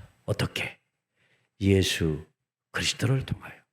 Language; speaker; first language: Korean; native; Korean